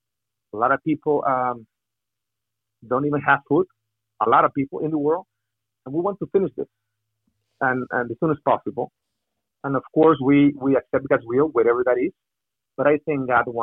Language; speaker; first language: English; non-native, fluent; Spanish